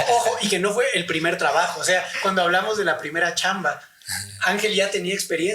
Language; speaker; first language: Spanish; native; Spanish